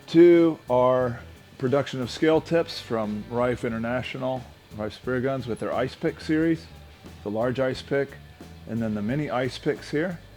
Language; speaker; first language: English; native; English